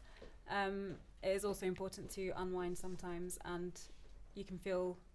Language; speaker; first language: English; early bilingual, other home language; Turkish